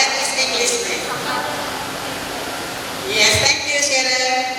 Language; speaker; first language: English; non-native, fluent; Indonesian